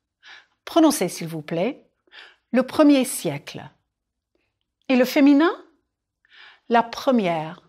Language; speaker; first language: French; non-native, fluent; English